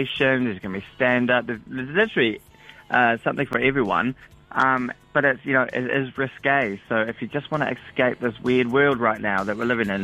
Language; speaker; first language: English; native; English